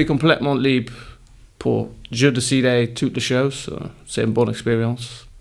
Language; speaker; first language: French; non-native, learner; English